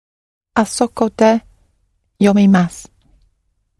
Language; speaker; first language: Japanese; non-native, learner; English